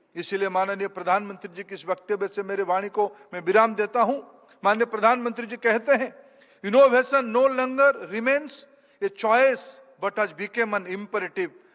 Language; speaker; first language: Hindi; non-native, local second language; Odia